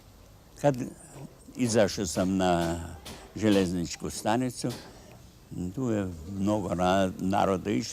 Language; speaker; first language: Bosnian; non-native, fluent; Russian